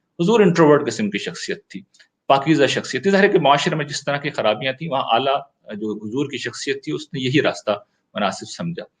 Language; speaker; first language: Urdu; native; Urdu